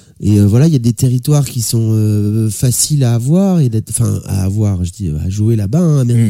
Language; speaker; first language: French; native; French